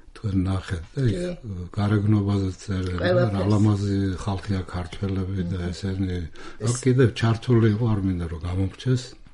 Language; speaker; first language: Georgian; native; Georgian